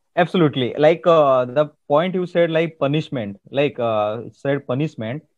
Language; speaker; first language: English; non-native, local second language; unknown